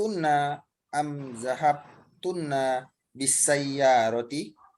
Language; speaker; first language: Arabic; non-native, learner; Indonesian